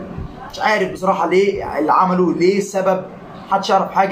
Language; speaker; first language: Arabic; native; Arabic